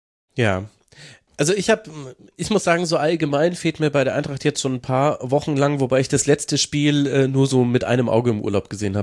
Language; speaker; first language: German; native; German